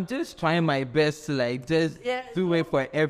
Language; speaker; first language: English; non-native, local second language; Akan